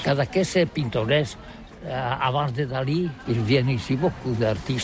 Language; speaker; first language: French; non-native, learner; Catalan